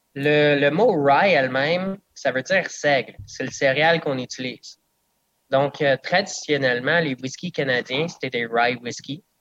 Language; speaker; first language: French; non-native, fluent; English